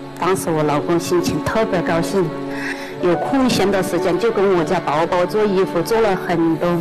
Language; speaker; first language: Chinese; native; Chinese